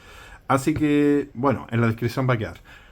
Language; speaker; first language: Spanish; native; Spanish